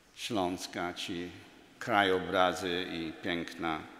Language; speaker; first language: Polish; non-native, fluent; English